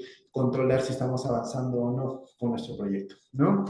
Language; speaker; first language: Spanish; native; Spanish